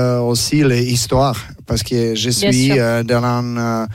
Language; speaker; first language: French; non-native, learner; Serbian